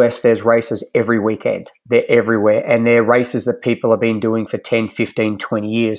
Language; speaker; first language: English; native; English